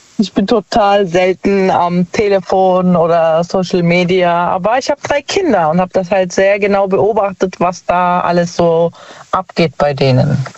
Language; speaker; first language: German; native; German